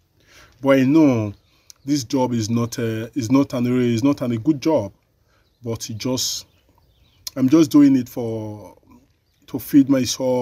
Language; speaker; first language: English; non-native, learner; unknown